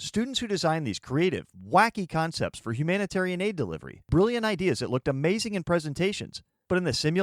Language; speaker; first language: English; native; English